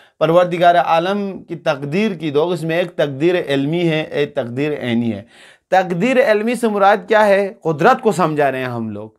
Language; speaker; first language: Urdu; non-native, local second language; Balti